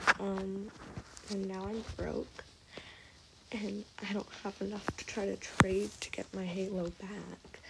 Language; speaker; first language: English; native; English